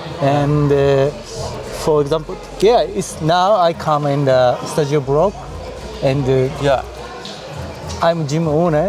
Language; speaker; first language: English; non-native, learner; Japanese